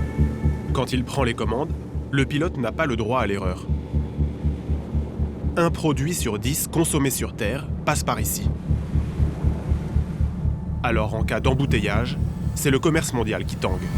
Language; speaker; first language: French; native; French